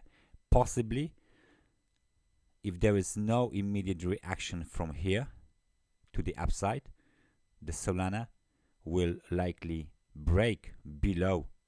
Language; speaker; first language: English; non-native, fluent; Polish